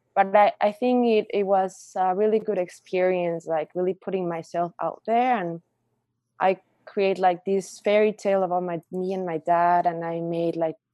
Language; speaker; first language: English; non-native, fluent; Spanish